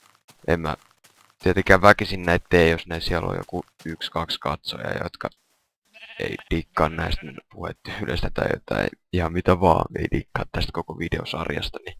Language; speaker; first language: Finnish; native; Finnish